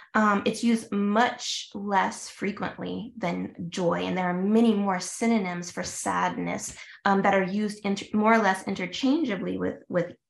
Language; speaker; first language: English; early bilingual, other home language; French